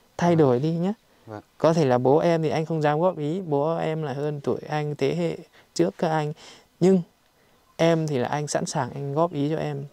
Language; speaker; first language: Vietnamese; native; Vietnamese